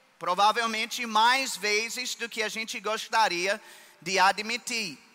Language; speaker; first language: Portuguese; non-native, fluent; English